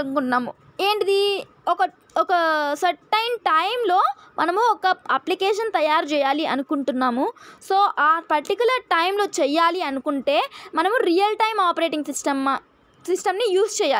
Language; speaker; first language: Telugu; native; Telugu